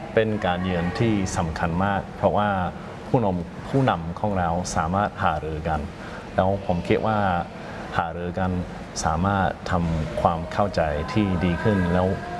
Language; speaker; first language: Thai; non-native, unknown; English